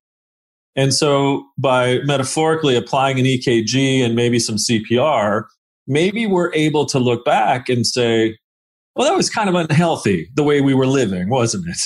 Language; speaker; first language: English; native; English